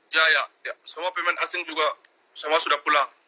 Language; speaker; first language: Indonesian; non-native, learner; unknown